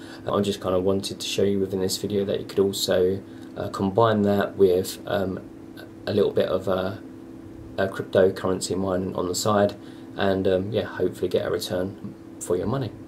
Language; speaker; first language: English; native; English